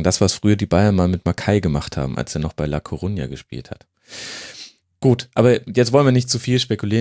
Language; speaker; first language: German; native; German